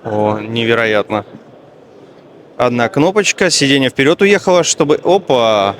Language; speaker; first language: Russian; native; Russian